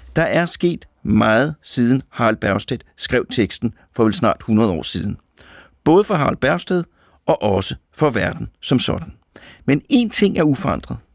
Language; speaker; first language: Danish; native; Danish